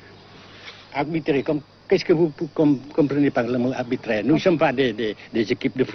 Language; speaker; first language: French; non-native, local second language; Vietnamese